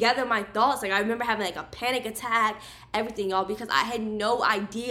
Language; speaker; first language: English; native; English